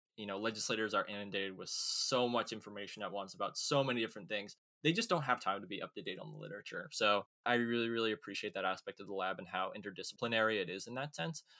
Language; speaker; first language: English; native; English